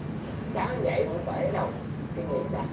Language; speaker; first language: Vietnamese; native; Vietnamese